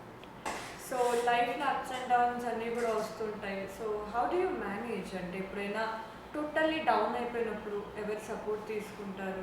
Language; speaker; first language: Telugu; native; Telugu